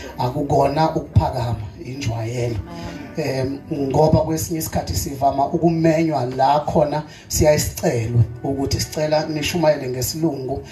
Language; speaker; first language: Zulu; native; Zulu